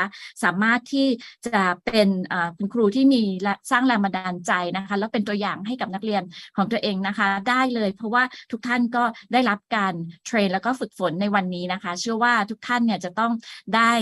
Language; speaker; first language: Thai; native; Thai